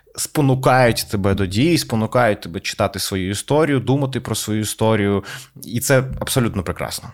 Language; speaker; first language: Ukrainian; non-native, local second language; Russian